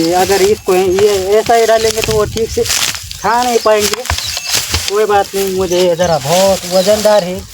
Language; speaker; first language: Hindi; non-native, local second language; Marathi